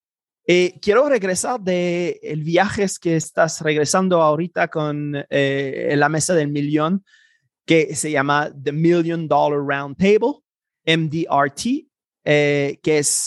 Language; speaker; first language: Spanish; non-native, fluent; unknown